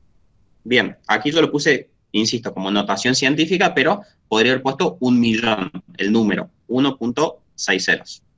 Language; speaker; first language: Spanish; native; Spanish